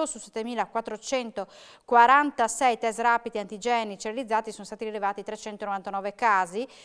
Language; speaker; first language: Italian; native; Italian